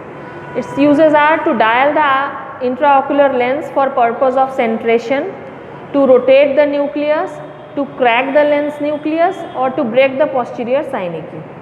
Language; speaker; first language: English; non-native, local second language; Bangla